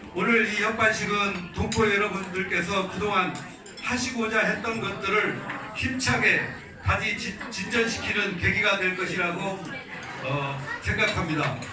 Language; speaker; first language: Korean; native; Korean